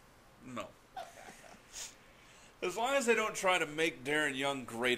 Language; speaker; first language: English; native; English